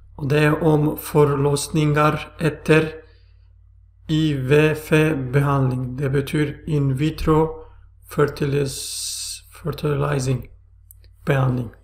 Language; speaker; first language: Swedish; non-native, fluent; Turkish